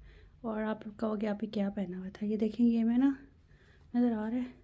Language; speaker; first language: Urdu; non-native, local second language; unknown